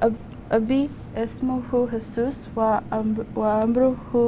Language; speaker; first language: Arabic; non-native, learner; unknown